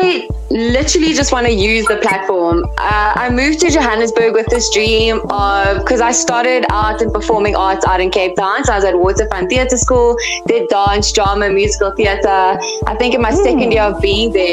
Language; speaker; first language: English; native; English